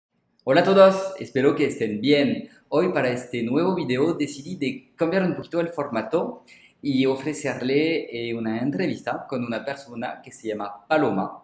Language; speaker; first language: Spanish; non-native, fluent; French